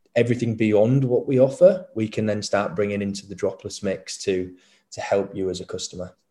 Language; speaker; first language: English; native; English